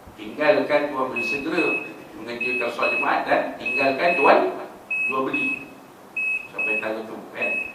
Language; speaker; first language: Malay; native; Malay